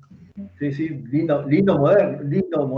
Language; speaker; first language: Spanish; native; Spanish